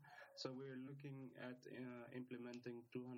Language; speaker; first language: English; non-native, local second language; Nepali